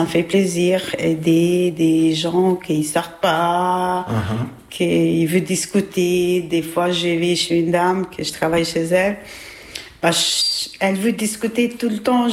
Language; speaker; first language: French; non-native, learner; Albanian